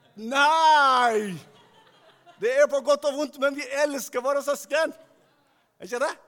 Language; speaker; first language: Norwegian; non-native, fluent; Tigrinya